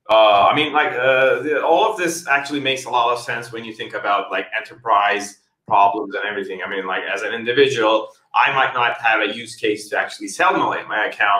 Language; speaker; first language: English; non-native, fluent; Turkish